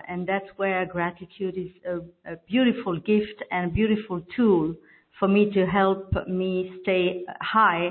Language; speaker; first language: English; non-native, fluent; French